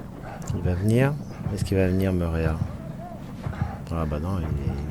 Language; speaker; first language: French; native; French